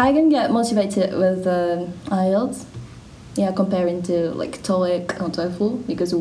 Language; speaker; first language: English; non-native, learner; Japanese